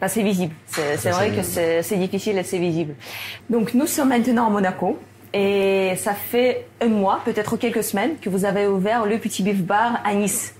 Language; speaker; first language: French; non-native, fluent; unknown